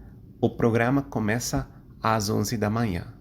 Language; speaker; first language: Portuguese; non-native, fluent; English